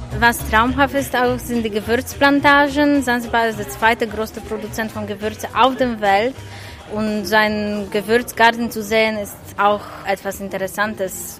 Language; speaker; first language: German; non-native, fluent; Polish